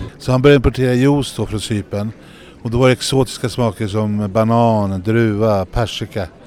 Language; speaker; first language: Swedish; early bilingual, other home language; Greek